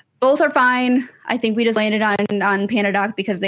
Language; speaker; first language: English; native; English